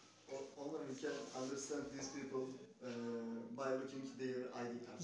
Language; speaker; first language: English; non-native, learner; Turkish